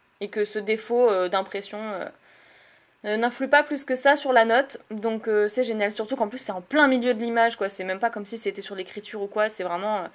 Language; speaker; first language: French; native; French